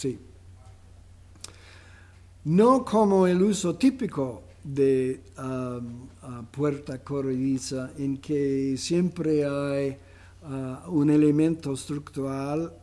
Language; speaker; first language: Spanish; non-native, fluent; English